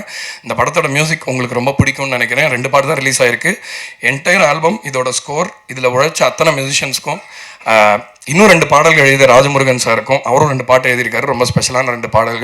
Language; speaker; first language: Tamil; native; Tamil